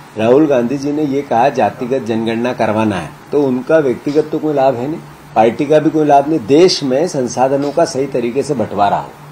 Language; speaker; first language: Hindi; native; Hindi